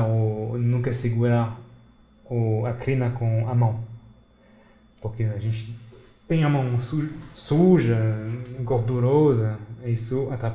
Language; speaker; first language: Portuguese; non-native, fluent; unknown